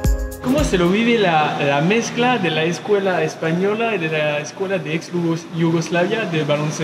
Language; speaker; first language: Spanish; non-native, learner; French